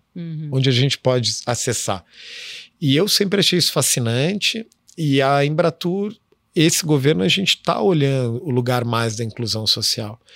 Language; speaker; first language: Portuguese; native; Portuguese